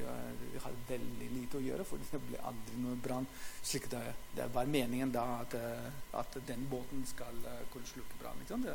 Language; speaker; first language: Norwegian; non-native, fluent; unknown